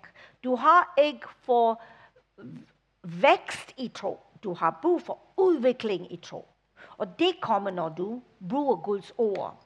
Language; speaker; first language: Danish; non-native, fluent; English